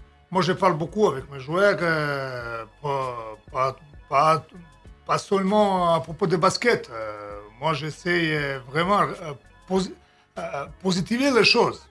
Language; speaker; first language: French; non-native, fluent; Serbian